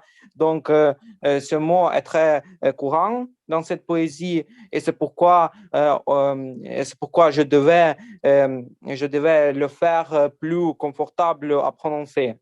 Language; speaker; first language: French; non-native, learner; Ukrainian